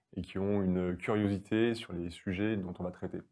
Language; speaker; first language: French; native; French